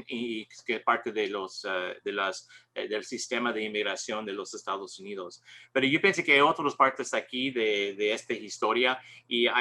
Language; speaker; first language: Spanish; non-native, learner; English